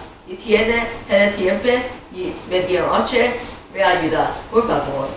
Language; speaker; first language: Spanish; non-native, learner; English